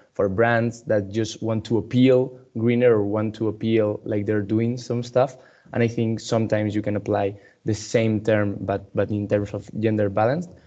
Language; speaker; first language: English; non-native, fluent; Spanish